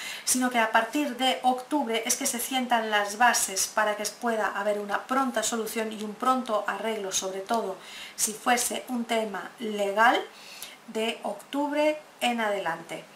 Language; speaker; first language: Spanish; native; Spanish